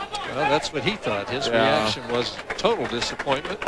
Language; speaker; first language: English; native; English